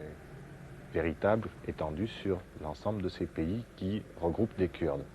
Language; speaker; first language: French; native; French